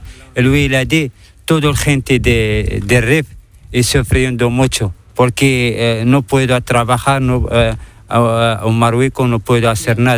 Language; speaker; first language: Spanish; non-native, learner; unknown